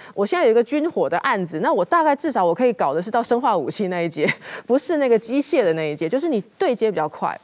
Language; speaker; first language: Chinese; native; Chinese